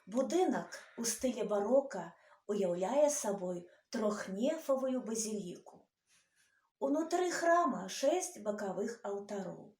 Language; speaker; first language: Belarusian; native; Belarusian